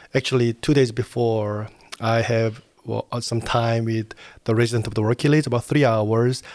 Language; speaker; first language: English; non-native, fluent; Korean